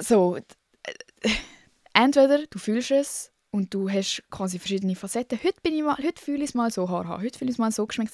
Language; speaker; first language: German; native; German